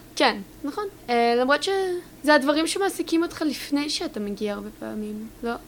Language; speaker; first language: Hebrew; native; Hebrew